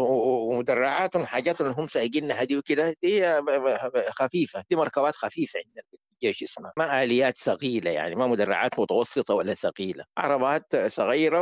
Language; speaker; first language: Arabic; native; Arabic